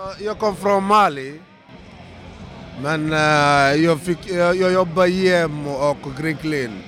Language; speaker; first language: Swedish; non-native, learner; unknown